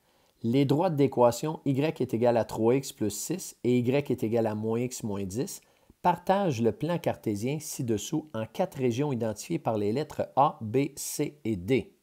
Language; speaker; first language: French; native; French